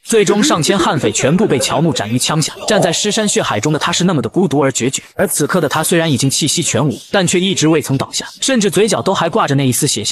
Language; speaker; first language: Chinese; native; Chinese